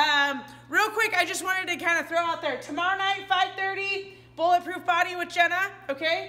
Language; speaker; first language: English; native; English